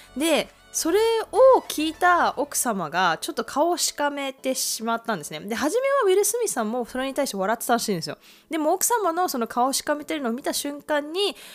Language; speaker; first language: Japanese; native; Japanese